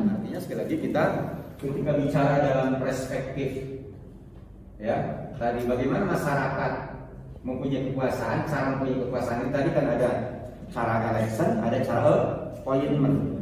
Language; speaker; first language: Indonesian; native; Indonesian